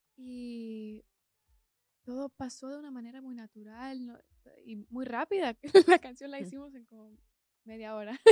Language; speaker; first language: Spanish; early bilingual, heritage; Spanish